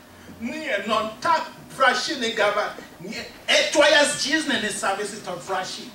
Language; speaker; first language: Russian; non-native, fluent; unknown